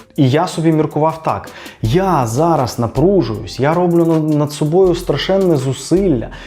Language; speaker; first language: Ukrainian; non-native, local second language; Russian